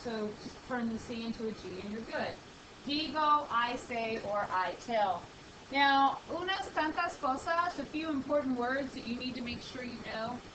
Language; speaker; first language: English; native; English